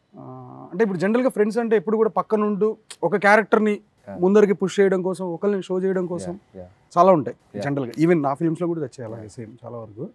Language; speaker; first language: Telugu; native; Telugu